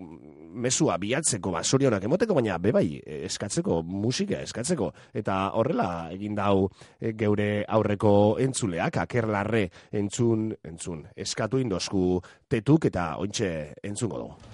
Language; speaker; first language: Basque; native; Basque